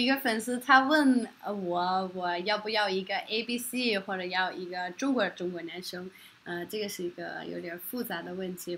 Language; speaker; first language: Chinese; non-native, fluent; Norwegian